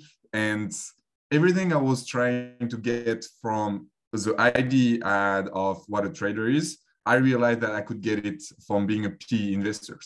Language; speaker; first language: English; non-native, fluent; French